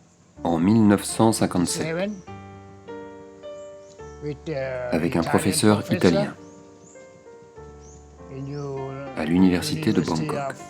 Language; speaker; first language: French; non-native, learner; Thai